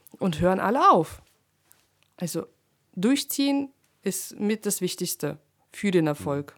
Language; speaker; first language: German; early bilingual, other home language; Russian